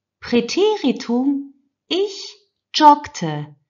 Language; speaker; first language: German; non-native, fluent; Turkish